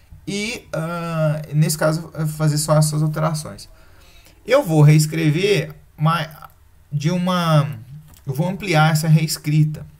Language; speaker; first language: Portuguese; native; Portuguese